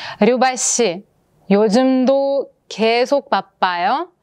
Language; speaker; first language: Korean; non-native, fluent; Russian